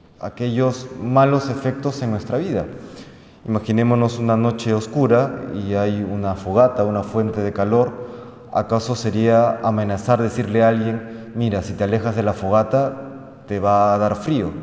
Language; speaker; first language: Spanish; native; Spanish